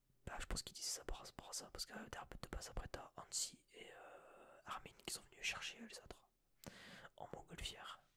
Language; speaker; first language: French; native; French